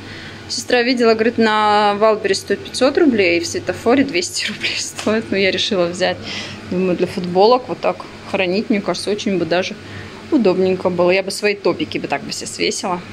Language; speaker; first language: Russian; native; Russian